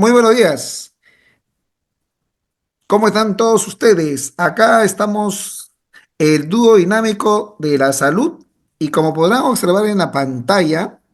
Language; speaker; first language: Spanish; native; Spanish